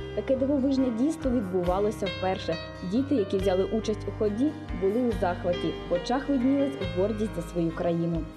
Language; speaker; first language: Ukrainian; native; Ukrainian